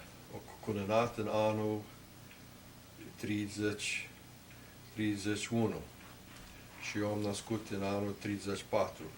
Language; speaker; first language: Romanian; early bilingual, heritage; Romanian